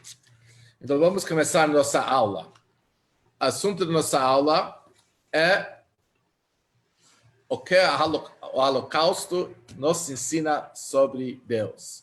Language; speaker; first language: Portuguese; non-native, fluent; Hebrew